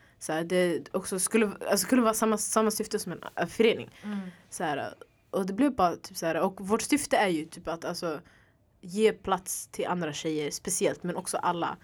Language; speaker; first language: Swedish; early bilingual, other home language; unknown